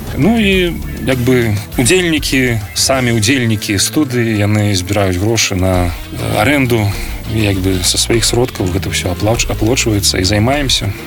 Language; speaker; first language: Belarusian; non-native, local second language; Russian